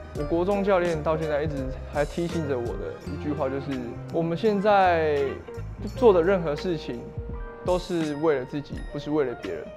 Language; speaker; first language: Chinese; native; Chinese